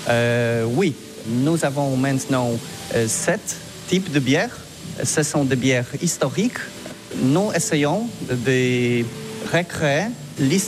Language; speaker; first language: French; non-native, learner; Polish